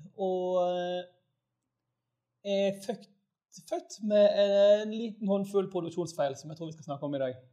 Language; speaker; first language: Norwegian; native; Norwegian